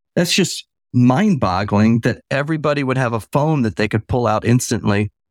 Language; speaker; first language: English; native; English